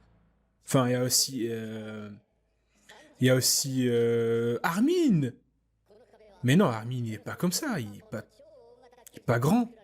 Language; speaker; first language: French; native; French